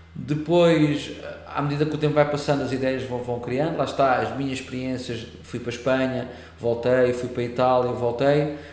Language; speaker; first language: Portuguese; native; Portuguese